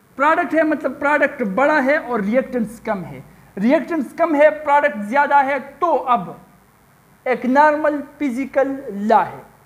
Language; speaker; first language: Urdu; non-native, local second language; Pashto